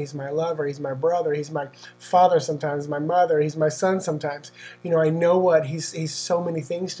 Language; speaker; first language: English; native; English